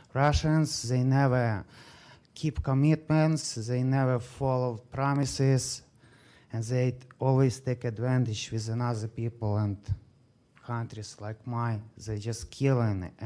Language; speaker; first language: English; non-native, learner; Ukrainian